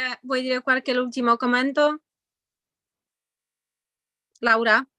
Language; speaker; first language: Italian; non-native, fluent; Polish